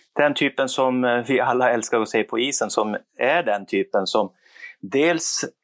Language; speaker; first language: Swedish; native; Swedish